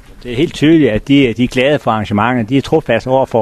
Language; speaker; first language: Danish; native; Danish